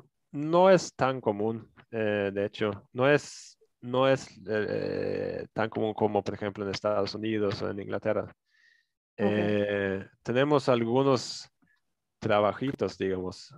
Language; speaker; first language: Spanish; non-native, fluent; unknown